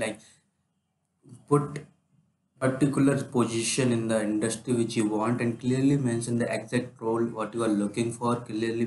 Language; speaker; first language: English; non-native, local second language; Hindi